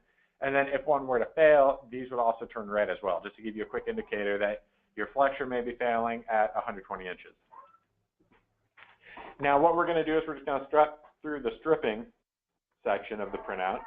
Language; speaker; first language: English; native; English